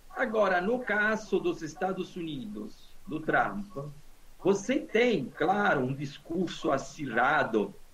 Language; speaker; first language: Portuguese; non-native, fluent; Italian